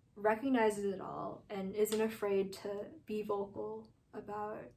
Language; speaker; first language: English; native; English